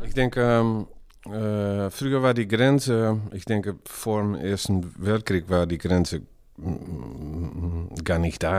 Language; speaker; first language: German; non-native, learner; Dutch